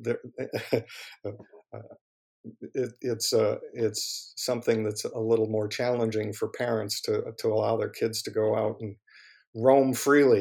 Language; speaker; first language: English; native; English